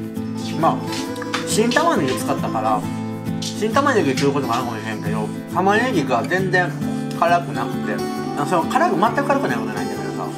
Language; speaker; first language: Japanese; native; Japanese